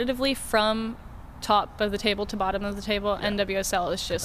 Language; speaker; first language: English; native; English